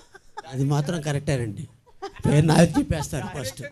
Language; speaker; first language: Telugu; native; Telugu